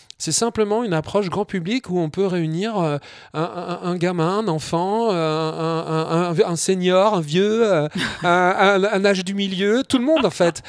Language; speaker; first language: French; native; French